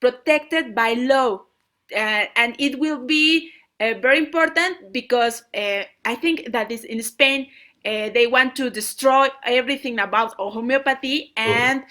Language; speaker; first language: English; non-native, learner; Spanish